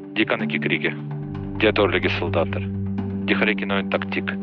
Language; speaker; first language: Norwegian; non-native, fluent; Russian